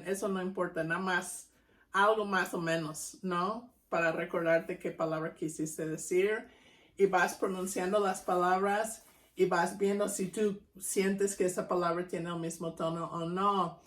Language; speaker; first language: Spanish; non-native, fluent; English